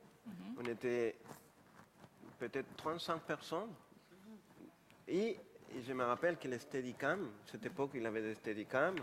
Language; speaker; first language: French; non-native, fluent; Spanish